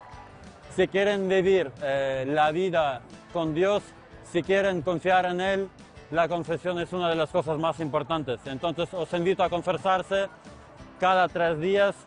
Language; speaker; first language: Spanish; non-native, fluent; Ukrainian